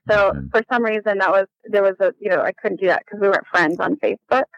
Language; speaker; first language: English; native; English